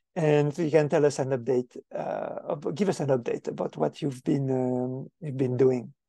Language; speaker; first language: English; non-native, fluent; French